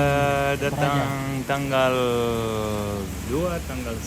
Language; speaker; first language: Indonesian; non-native, learner; English